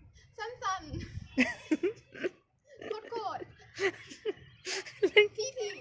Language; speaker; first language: English; non-native, learner; Thai